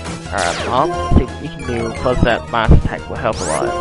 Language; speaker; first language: English; native; English